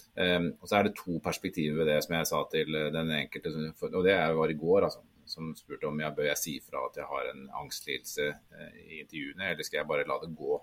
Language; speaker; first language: Norwegian; native; Norwegian